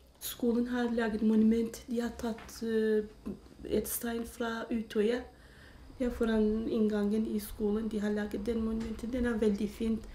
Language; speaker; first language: Norwegian; non-native, learner; Kurdish